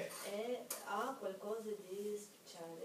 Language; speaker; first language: Italian; non-native, learner; Russian